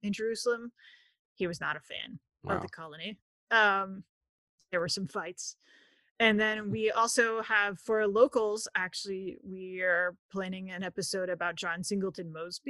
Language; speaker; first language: English; native; English